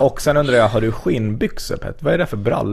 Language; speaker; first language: Swedish; native; Swedish